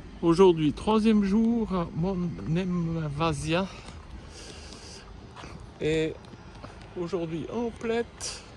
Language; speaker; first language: French; native; French